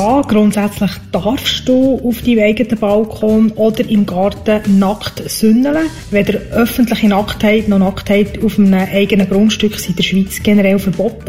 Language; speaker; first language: German; native; German